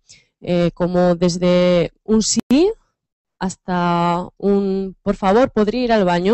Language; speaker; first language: Spanish; native; Spanish